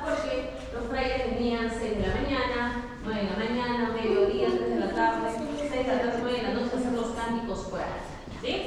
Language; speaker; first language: Spanish; native; Spanish